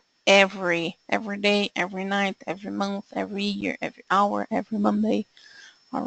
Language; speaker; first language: English; non-native, fluent; Portuguese